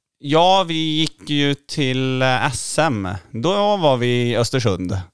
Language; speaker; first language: Swedish; native; Swedish